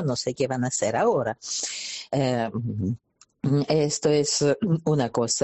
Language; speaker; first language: Spanish; non-native, fluent; Russian